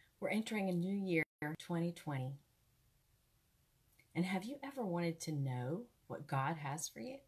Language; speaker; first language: English; native; English